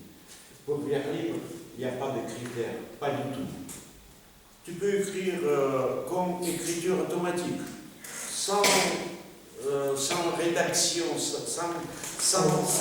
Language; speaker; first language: French; non-native, fluent; Russian